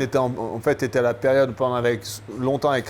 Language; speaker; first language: French; native; French